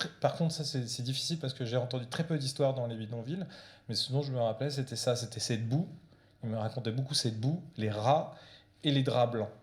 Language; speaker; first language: French; early bilingual, other home language; Portuguese